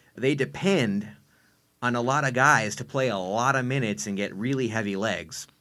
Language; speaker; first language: English; native; English